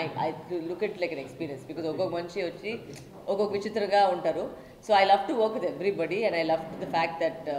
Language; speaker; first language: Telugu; non-native, learner; Tamil